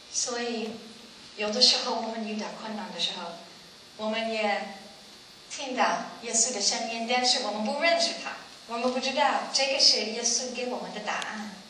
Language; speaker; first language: Chinese; non-native, learner; English